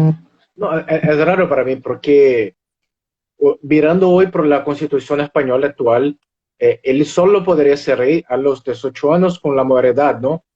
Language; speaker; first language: Spanish; non-native, fluent; Portuguese